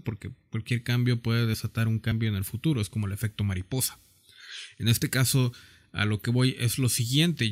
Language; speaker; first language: Spanish; native; Spanish